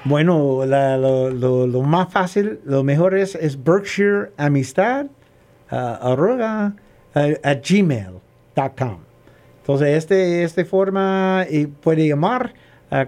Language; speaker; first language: Spanish; non-native, learner; English